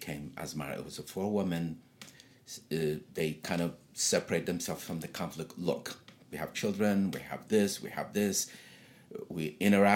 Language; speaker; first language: English; non-native, fluent; Tigrinya